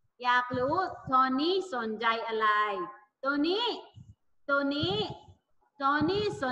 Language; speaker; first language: Thai; non-native, learner; Filipino